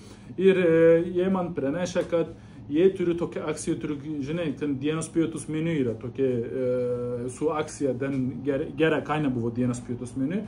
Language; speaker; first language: Lithuanian; non-native, learner; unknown